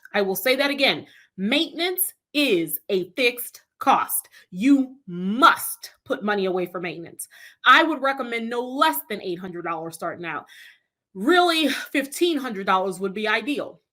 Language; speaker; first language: English; native; English